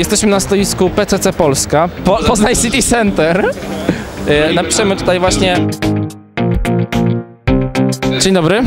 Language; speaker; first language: Polish; native; Polish